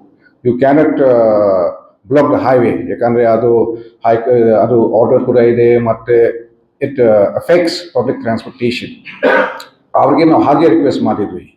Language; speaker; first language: Kannada; non-native, fluent; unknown